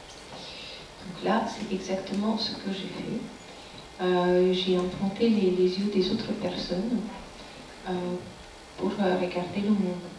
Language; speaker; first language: French; non-native, fluent; Russian